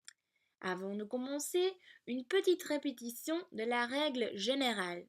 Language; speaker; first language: French; non-native, learner; Dutch